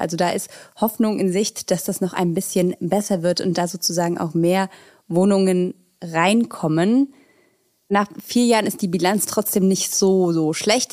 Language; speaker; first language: German; native; German